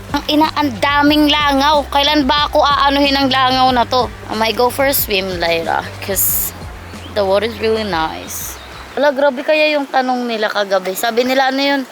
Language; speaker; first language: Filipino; early bilingual, heritage; Filipino